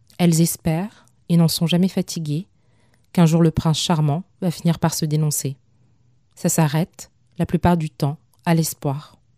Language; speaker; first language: French; non-native, local second language; Malagasy